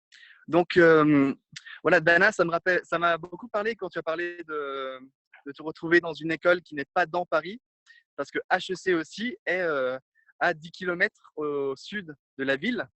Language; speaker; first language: French; non-native, fluent; Italian